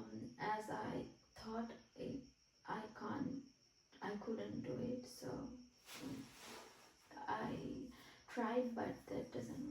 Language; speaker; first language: English; non-native, fluent; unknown